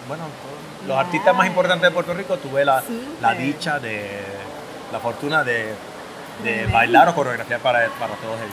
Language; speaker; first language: Spanish; native; Spanish